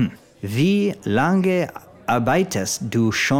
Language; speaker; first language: German; non-native, learner; English